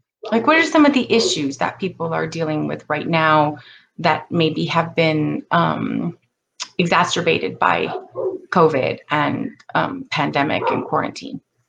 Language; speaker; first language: English; native; English